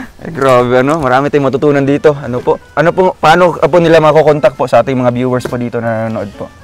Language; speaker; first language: Filipino; non-native, local second language; Cebuano